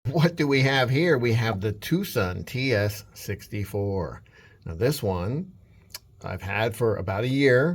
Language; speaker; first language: English; native; English